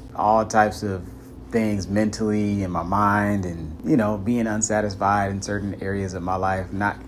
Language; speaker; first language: English; native; English